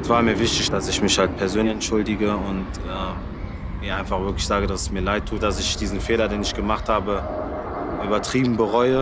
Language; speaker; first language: German; early bilingual, other home language; French